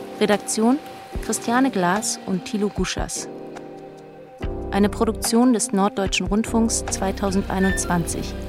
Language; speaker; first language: German; native; German